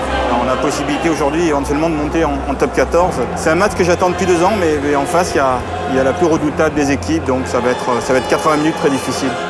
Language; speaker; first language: French; native; French